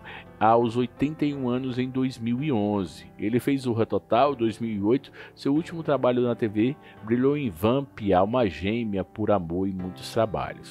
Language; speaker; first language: Portuguese; native; Portuguese